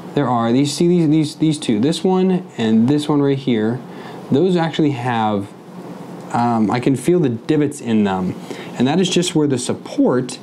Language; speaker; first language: English; native; English